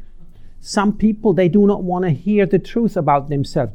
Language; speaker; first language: English; non-native, fluent; Swiss German